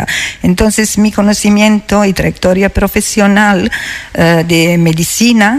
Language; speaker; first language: Spanish; non-native, learner; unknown